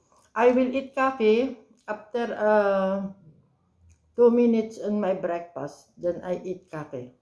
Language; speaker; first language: English; non-native, local second language; Filipino